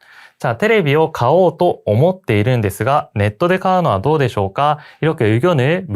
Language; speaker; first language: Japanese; non-native, fluent; Korean